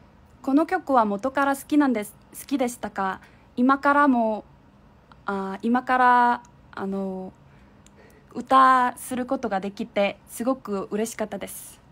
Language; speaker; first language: Japanese; non-native, fluent; Korean